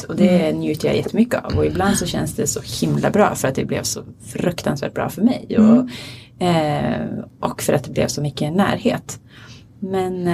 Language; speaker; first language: Swedish; native; Swedish